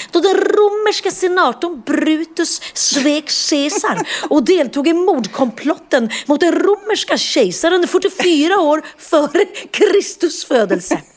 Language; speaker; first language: Swedish; native; Swedish